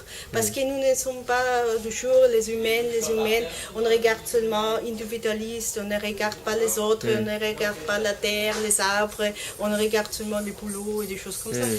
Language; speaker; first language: French; non-native, learner; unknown